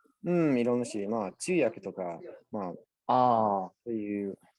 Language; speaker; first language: Japanese; non-native, learner; English